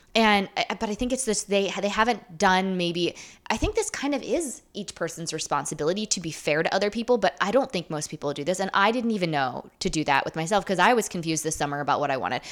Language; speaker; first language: English; native; English